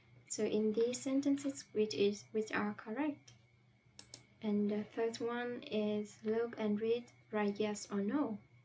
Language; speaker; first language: English; non-native, fluent; Vietnamese